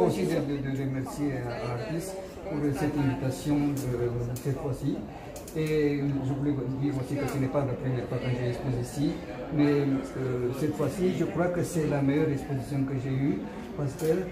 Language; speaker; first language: French; non-native, fluent; Romanian